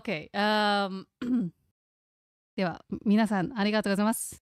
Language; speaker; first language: Japanese; non-native, learner; English